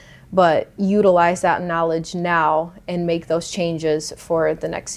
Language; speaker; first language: English; native; English